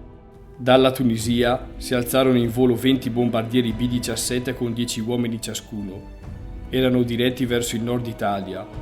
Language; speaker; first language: Italian; native; Italian